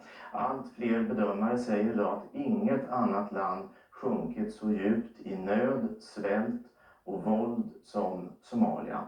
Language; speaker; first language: Swedish; native; Swedish